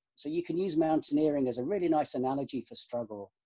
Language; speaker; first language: English; native; English